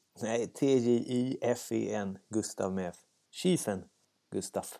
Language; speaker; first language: Swedish; native; Swedish